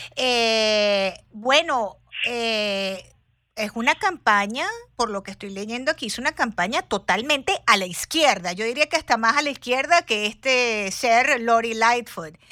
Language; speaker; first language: Spanish; native; Spanish